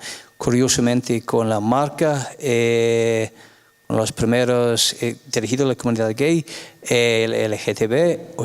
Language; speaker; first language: Spanish; non-native, fluent; English